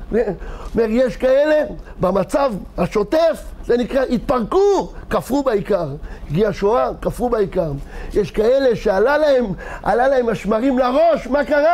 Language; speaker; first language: Hebrew; native; Hebrew